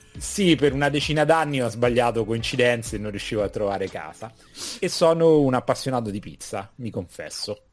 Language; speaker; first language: Italian; native; Italian